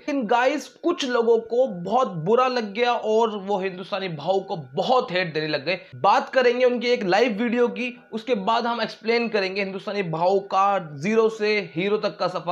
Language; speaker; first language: Hindi; native; Hindi